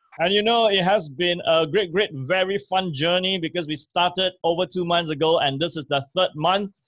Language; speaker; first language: English; native; English